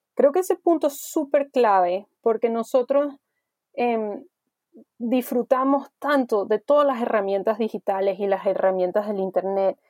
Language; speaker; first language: Spanish; early bilingual, heritage; Spanish